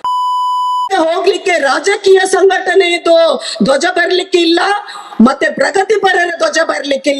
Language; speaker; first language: Kannada; native; Kannada